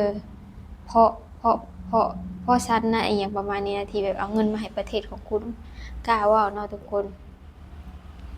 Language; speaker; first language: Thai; non-native, local second language; Lao